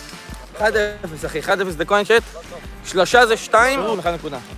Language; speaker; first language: Hebrew; native; Hebrew